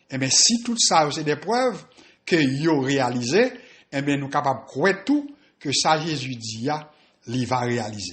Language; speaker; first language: French; non-native, local second language; Haitian Creole